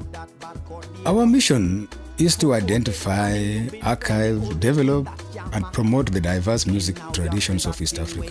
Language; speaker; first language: English; non-native, local second language; Luo (Kenya and Tanzania)